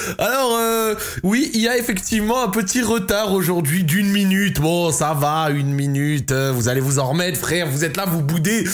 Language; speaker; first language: French; native; French